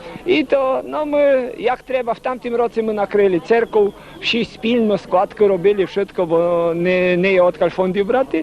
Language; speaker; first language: Polish; non-native, local second language; Rusyn